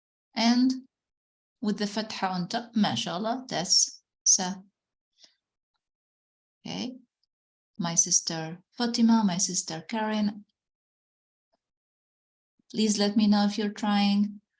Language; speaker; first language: English; non-native, fluent; Arabic